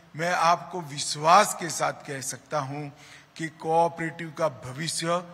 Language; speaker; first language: Hindi; non-native, local second language; Gujarati